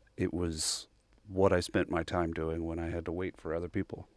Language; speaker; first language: English; native; English